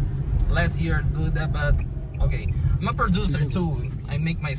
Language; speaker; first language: English; non-native, learner; Portuguese